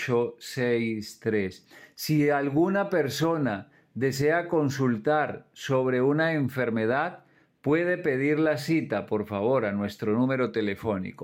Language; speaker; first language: Spanish; native; Spanish